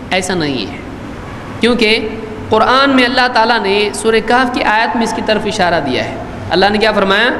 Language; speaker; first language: Urdu; native; Urdu